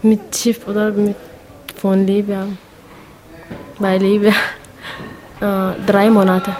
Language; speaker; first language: German; non-native, learner; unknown